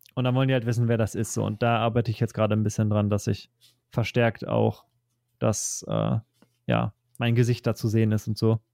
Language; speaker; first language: German; native; German